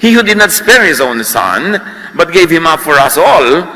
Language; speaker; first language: English; non-native, local second language; Filipino